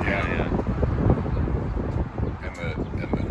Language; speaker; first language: English; native; English